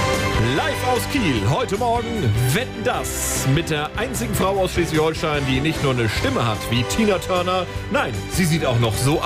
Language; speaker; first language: German; native; German